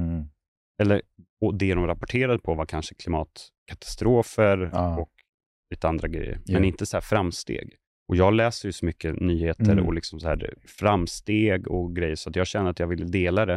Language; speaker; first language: Swedish; native; Swedish